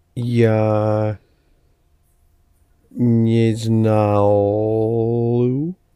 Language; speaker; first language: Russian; non-native, learner; English